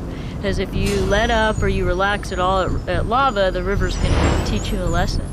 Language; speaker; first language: English; native; English